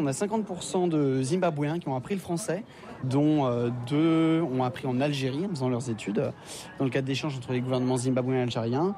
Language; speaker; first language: French; native; French